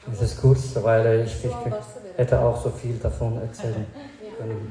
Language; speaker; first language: German; non-native, fluent; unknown